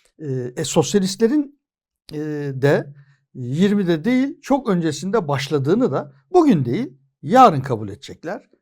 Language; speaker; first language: Turkish; native; Turkish